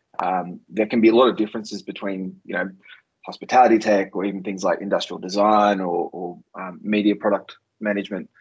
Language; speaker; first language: English; native; English